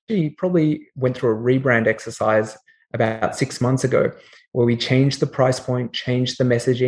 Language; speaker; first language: English; native; English